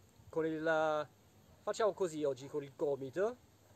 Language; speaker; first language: English; native; English